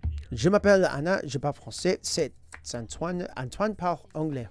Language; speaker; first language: French; non-native, learner; English